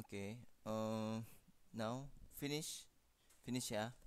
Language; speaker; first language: English; non-native, fluent; Indonesian